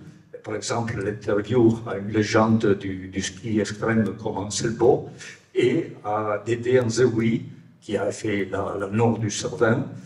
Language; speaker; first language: French; non-native, fluent; Italian